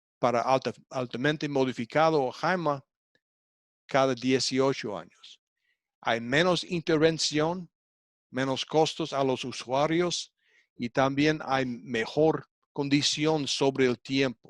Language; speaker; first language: Spanish; non-native, fluent; English